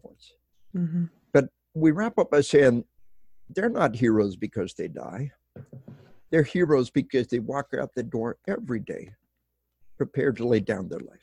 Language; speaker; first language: English; native; English